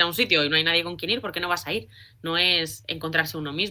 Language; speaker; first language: Spanish; native; Spanish